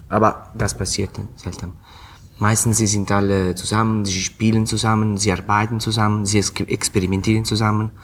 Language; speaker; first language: German; non-native, fluent; Italian